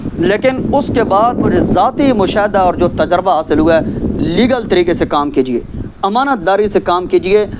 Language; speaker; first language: Urdu; non-native, local second language; Punjabi